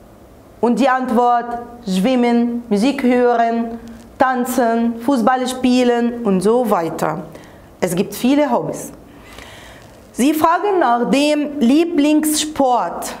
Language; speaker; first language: German; non-native, fluent; Arabic